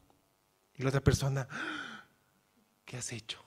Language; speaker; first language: Spanish; native; Spanish